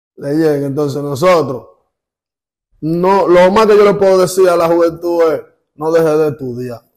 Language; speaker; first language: Spanish; native; Spanish